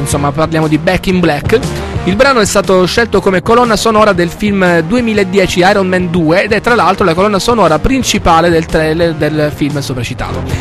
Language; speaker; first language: Italian; native; Italian